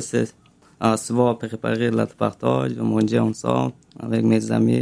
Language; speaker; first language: French; non-native, learner; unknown